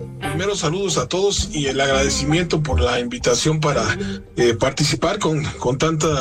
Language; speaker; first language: Spanish; native; Spanish